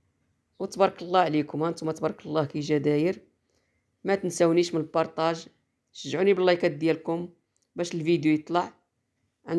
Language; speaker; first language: Arabic; native; Arabic